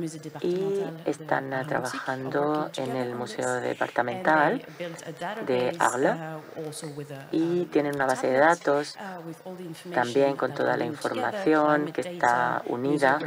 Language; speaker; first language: Spanish; non-native, fluent; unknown